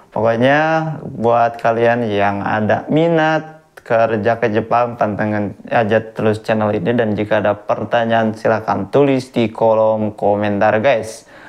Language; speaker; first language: Indonesian; native; Indonesian